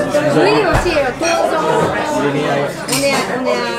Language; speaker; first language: French; non-native, learner; Japanese